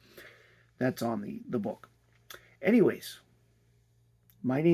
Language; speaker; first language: English; native; English